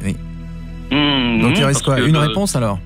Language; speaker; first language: French; native; French